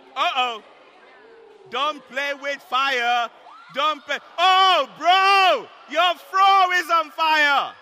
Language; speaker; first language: English; non-native, local second language; Yoruba